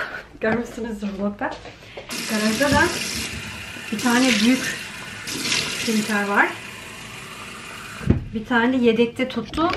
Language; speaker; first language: Turkish; early bilingual, heritage; Turkish